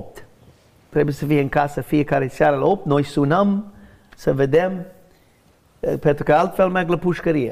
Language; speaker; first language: Romanian; non-native, learner; English